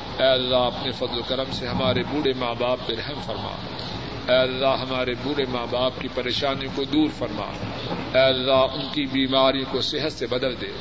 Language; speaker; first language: Urdu; native; Urdu